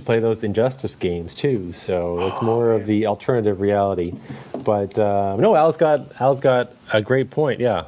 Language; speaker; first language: English; native; English